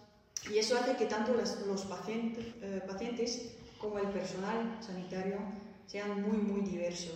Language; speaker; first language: Spanish; non-native, fluent; Dutch